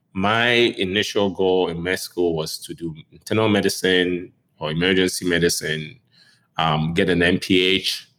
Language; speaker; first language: English; non-native, local second language; Akan